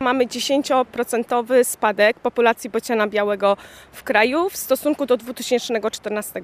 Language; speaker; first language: Polish; native; Polish